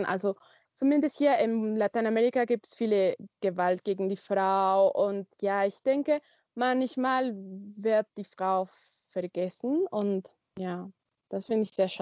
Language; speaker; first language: German; non-native, learner; Spanish